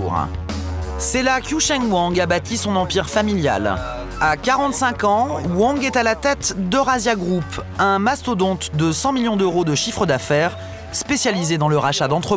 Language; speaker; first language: French; native; French